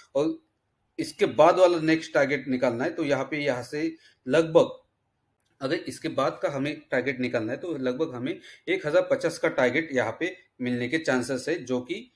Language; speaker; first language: Hindi; native; Hindi